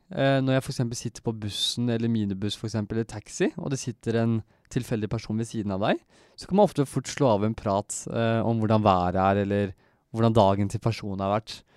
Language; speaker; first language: Norwegian; early bilingual, other home language; Turkish